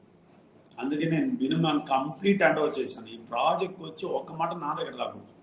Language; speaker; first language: Telugu; non-native, fluent; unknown